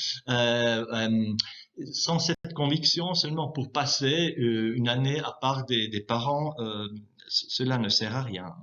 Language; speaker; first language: French; non-native, local second language; German